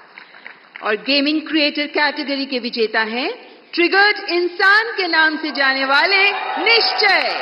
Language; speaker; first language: Hindi; native; Hindi